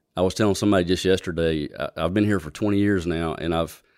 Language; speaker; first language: English; native; English